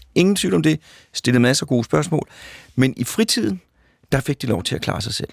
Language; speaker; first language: Danish; native; Danish